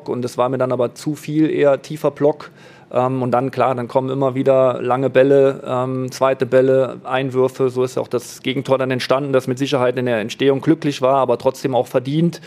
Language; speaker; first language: German; native; German